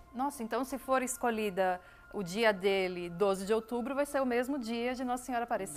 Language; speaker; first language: Portuguese; native; Portuguese